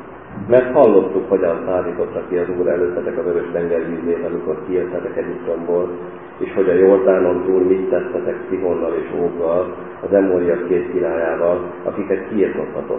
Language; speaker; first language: Hungarian; native; Hungarian